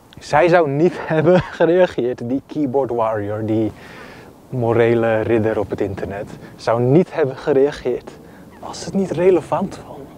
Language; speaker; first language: Dutch; early bilingual, other home language; Bosnian